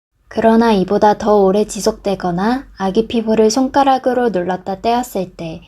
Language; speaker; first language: Korean; native; Korean